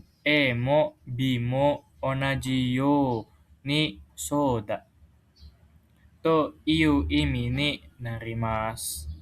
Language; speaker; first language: Japanese; non-native, learner; Indonesian